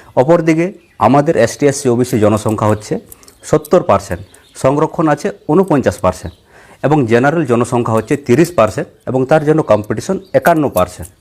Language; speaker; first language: Bangla; non-native, local second language; Santali